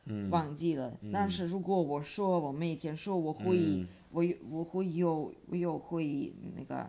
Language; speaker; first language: Chinese; non-native, fluent; Serbian